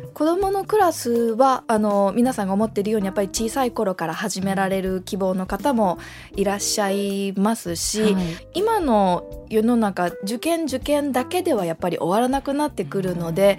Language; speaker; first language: Japanese; native; Japanese